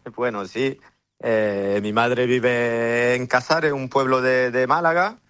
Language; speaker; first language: Spanish; early bilingual, heritage; French